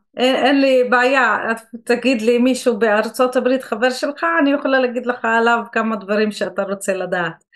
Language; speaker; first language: Hebrew; non-native, local second language; Arabic